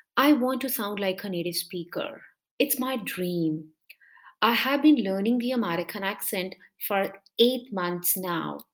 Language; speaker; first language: English; non-native, fluent; Hebrew